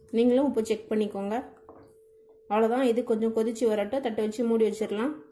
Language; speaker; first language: Tamil; non-native, local second language; Telugu